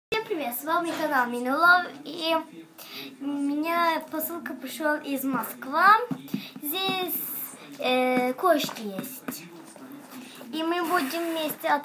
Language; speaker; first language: Russian; non-native, learner; Turkish